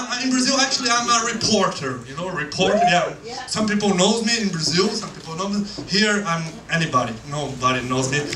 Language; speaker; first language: English; non-native, learner; Portuguese